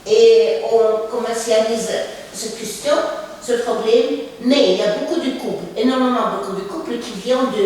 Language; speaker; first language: French; non-native, fluent; Russian